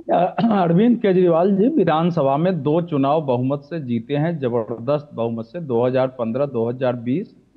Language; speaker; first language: Hindi; native; Hindi